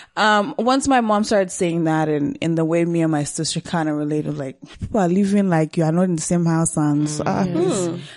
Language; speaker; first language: English; non-native, local second language; Kinyarwanda